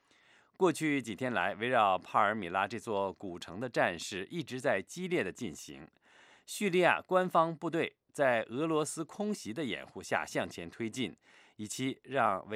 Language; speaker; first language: Chinese; native; Chinese